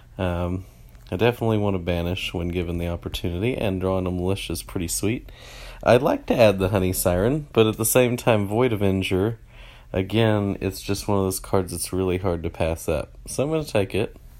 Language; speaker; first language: English; native; English